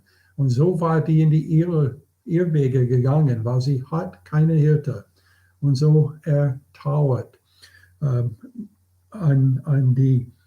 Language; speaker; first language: German; non-native, fluent; English